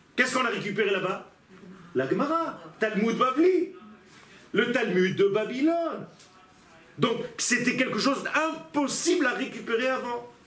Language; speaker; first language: French; non-native, fluent; Hebrew